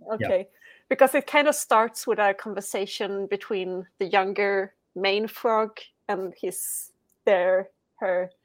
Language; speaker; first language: English; non-native, fluent; Swedish